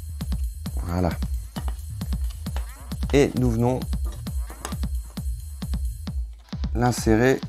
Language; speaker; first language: French; native; French